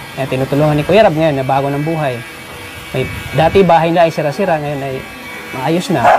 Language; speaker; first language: Filipino; non-native, local second language; Cebuano